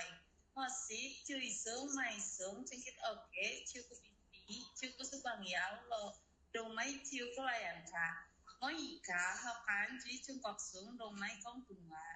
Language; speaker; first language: Cantonese; non-native, learner; Indonesian